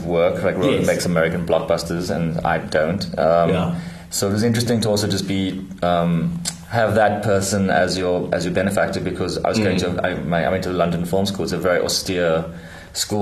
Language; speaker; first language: English; native; English